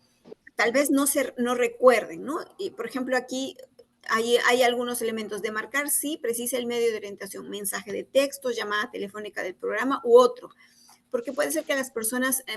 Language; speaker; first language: Spanish; native; Spanish